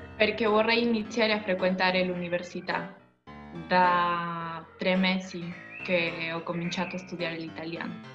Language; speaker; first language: Italian; non-native, learner; Spanish